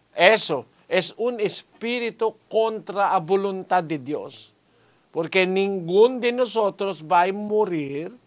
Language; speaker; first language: Spanish; non-native, fluent; Filipino